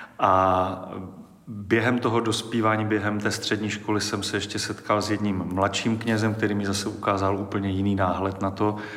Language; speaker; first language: Czech; native; Czech